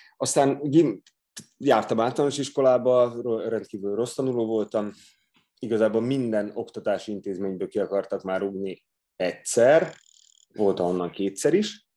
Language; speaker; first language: Hungarian; native; Hungarian